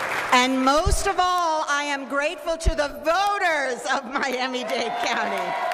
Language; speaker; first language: English; native; English